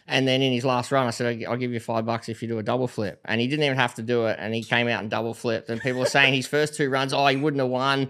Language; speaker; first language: English; native; English